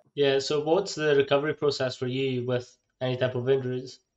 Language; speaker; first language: English; native; English